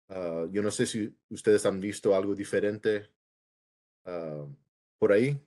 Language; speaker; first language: Spanish; early bilingual, heritage; English